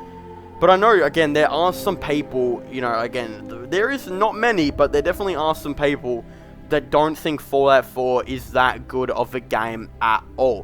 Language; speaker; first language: English; native; English